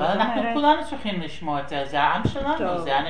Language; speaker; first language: Hebrew; non-native, fluent; English